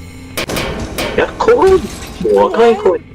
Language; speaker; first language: Japanese; non-native, learner; Chinese